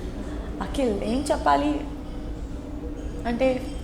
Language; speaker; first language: Telugu; non-native, learner; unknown